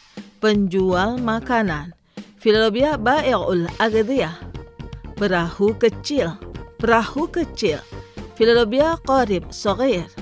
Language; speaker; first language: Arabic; non-native, fluent; Indonesian